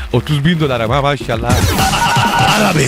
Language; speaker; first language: Turkish; non-native, learner; Italian